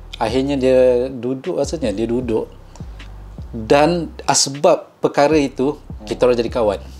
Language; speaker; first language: Malay; native; Malay